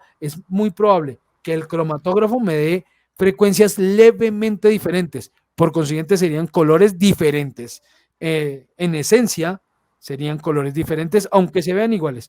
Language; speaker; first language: Spanish; native; Spanish